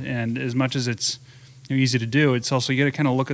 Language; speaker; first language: English; native; English